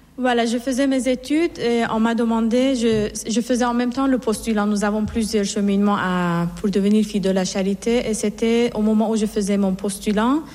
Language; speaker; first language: French; non-native, fluent; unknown